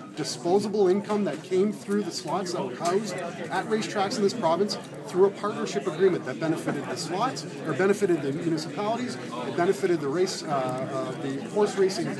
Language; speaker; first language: English; native; English